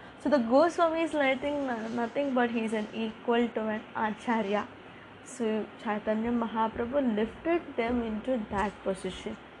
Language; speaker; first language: English; non-native, local second language; Tamil